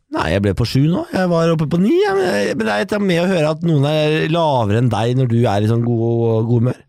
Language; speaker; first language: Norwegian; native; Norwegian